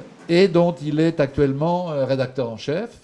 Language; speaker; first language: French; native; French